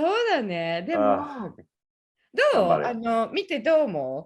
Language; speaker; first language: Japanese; native; Japanese